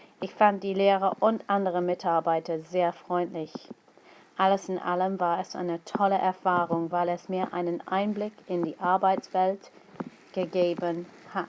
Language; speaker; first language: German; non-native, fluent; English